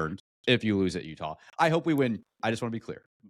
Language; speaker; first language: English; native; English